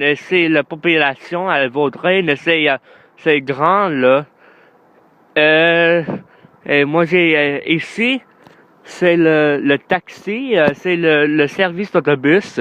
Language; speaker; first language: French; non-native, learner; English